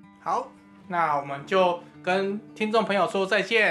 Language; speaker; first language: Chinese; native; Chinese